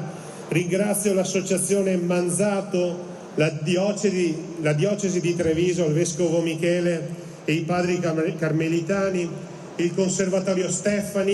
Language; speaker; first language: Italian; native; Italian